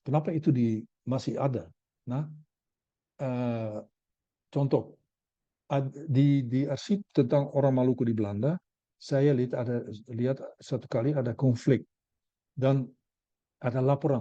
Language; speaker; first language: Indonesian; non-native, learner; Dutch